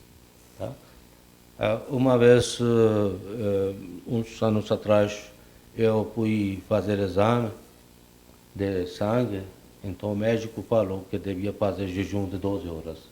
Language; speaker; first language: Portuguese; non-native, fluent; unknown